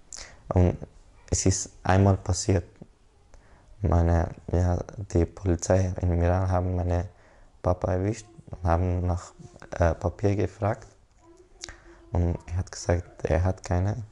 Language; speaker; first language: German; non-native, learner; Persian